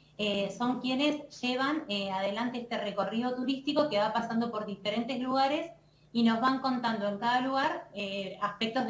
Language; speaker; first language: Spanish; native; Spanish